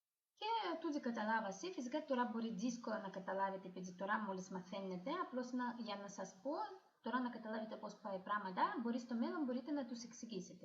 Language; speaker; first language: Greek; non-native, fluent; Russian